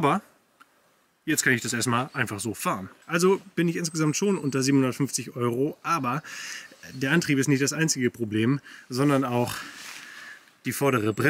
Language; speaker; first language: German; native; German